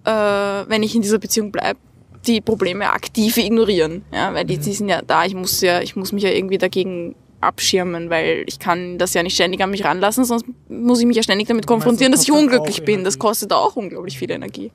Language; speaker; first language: German; native; German